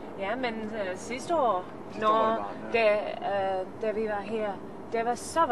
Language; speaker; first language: Danish; non-native, learner; English